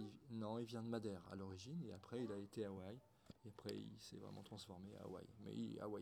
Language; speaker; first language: French; native; French